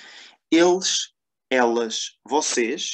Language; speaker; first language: Portuguese; non-native, fluent; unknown